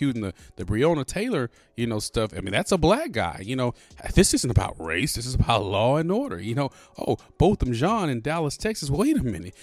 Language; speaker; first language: English; native; English